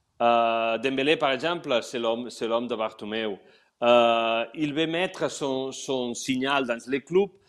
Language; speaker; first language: French; non-native, learner; Spanish